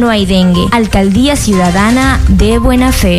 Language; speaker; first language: Spanish; native; Spanish